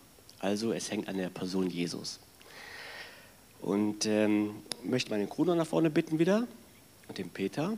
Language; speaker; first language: German; native; German